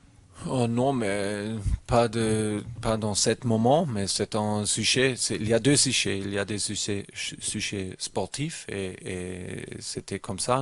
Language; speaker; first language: French; non-native, learner; German